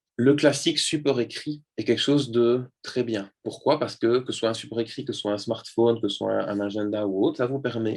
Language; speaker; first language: French; native; French